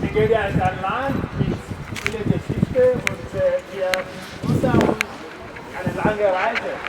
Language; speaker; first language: German; non-native, learner; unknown